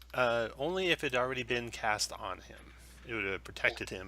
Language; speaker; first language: English; native; English